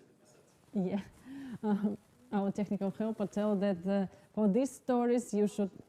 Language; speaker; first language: English; non-native, learner; Russian